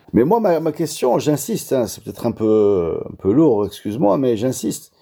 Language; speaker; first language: French; non-native, local second language; Arabic